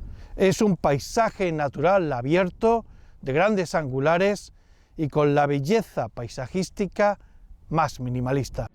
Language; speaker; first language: Spanish; native; Spanish